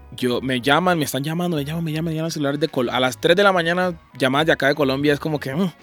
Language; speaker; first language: Spanish; native; Spanish